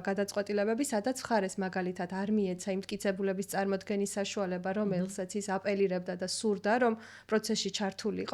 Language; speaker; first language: Georgian; native; Georgian